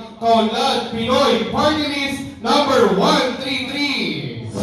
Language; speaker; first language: Filipino; native; Filipino